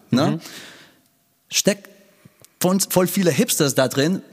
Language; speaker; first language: German; non-native, fluent; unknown